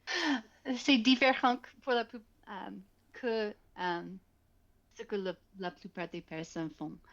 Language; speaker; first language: French; non-native, fluent; English